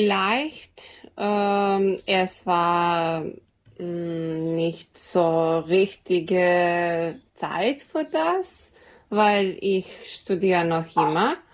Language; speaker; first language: German; non-native, learner; Serbian